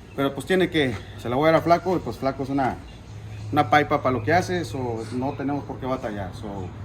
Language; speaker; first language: Spanish; early bilingual, other home language; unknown